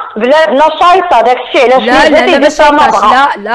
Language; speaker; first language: Arabic; native; Arabic